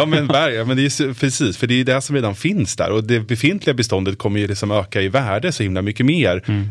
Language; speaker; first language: Swedish; native; Swedish